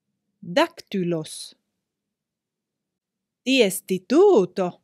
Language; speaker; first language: Greek; non-native, fluent; English